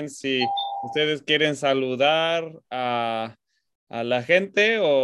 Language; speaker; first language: Spanish; non-native, fluent; English